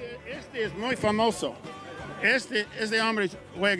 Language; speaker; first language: Spanish; non-native, learner; English